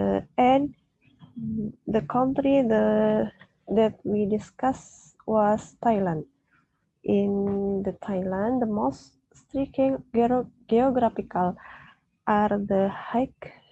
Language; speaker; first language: English; non-native, learner; Indonesian